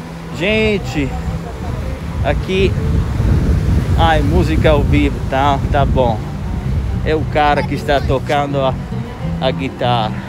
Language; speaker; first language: Portuguese; non-native, fluent; Italian